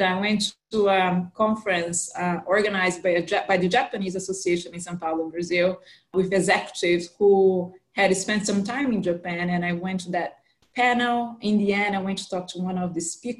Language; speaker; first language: English; non-native, fluent; Portuguese